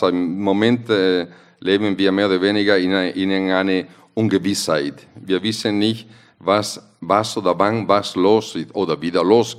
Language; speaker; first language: German; non-native, fluent; Italian